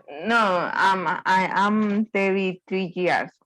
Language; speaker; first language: English; non-native, learner; Spanish